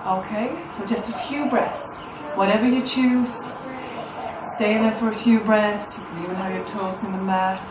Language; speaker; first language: English; non-native, fluent; Swedish